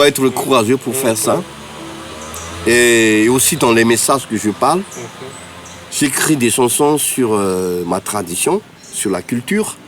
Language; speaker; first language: French; non-native, local second language; Malagasy